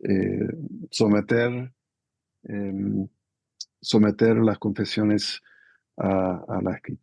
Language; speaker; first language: Spanish; non-native, fluent; English